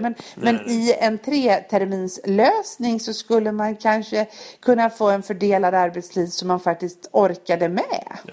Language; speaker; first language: Swedish; native; Swedish